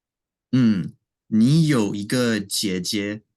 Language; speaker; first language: Chinese; non-native, learner; English